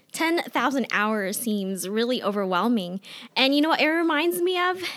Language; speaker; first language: English; non-native, local second language; Filipino